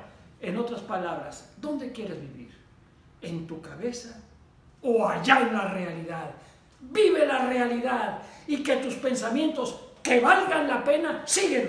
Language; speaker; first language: Spanish; native; Spanish